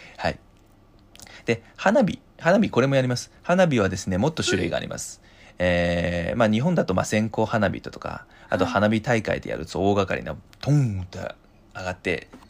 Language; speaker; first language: Japanese; non-native, fluent; Chinese